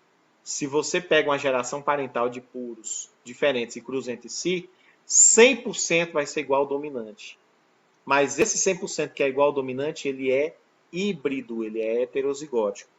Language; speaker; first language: Portuguese; native; Portuguese